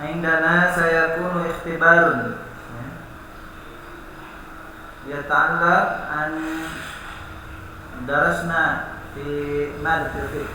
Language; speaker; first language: Arabic; non-native, learner; Indonesian